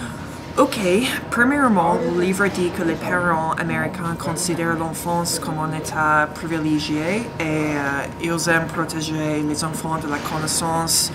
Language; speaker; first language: French; non-native, learner; English